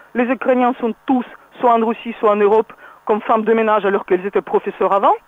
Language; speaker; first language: French; non-native, fluent; Russian